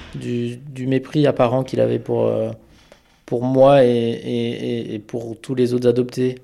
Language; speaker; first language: French; early bilingual, other home language; Amharic